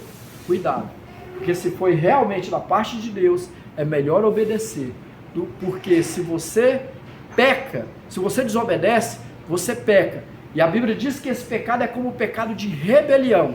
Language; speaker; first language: Portuguese; native; Portuguese